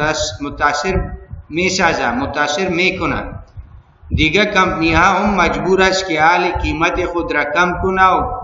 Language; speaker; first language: Persian; non-native, local second language; Pashto